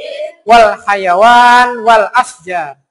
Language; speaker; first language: Arabic; non-native, fluent; Indonesian